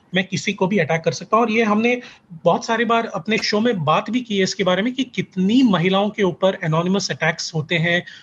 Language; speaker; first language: Hindi; native; Hindi